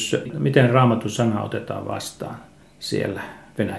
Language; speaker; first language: Finnish; native; Finnish